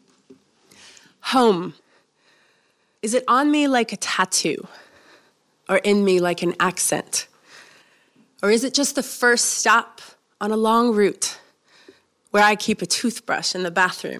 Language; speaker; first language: English; native; English